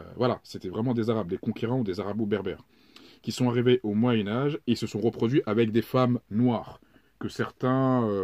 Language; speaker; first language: French; native; French